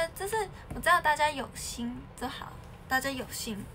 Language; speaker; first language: Chinese; native; Chinese